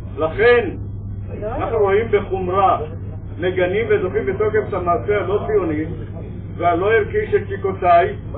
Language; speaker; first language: Hebrew; native; Hebrew